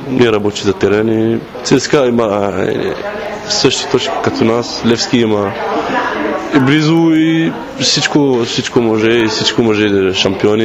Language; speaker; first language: Bulgarian; non-native, learner; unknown